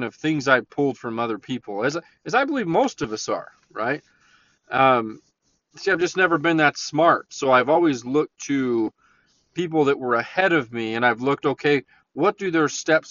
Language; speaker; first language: English; native; English